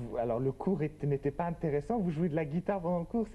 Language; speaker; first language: French; native; French